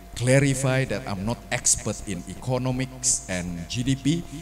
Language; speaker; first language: English; non-native, fluent; Indonesian